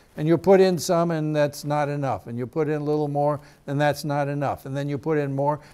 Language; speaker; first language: English; native; English